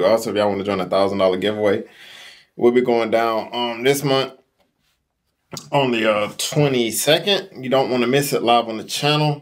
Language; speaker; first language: English; native; English